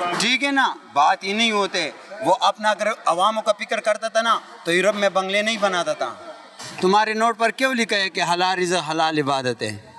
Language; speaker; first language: Urdu; non-native, local second language; Pashto